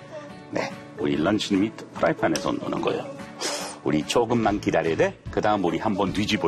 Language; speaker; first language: Korean; non-native, fluent; English